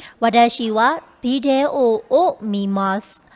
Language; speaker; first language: Japanese; non-native, fluent; Burmese